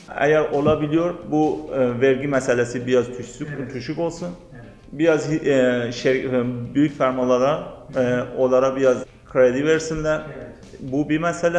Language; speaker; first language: Turkish; non-native, learner; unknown